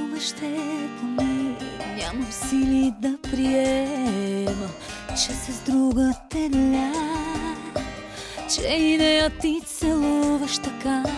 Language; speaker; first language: Bulgarian; native; Bulgarian